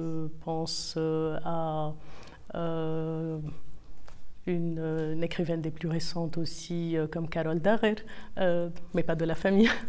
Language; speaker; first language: French; non-native, local second language; Arabic